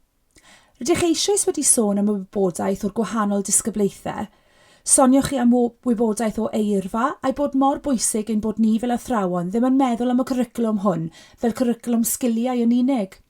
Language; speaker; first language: Welsh; native; Welsh